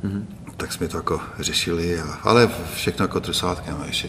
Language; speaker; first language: Czech; non-native, fluent; Hungarian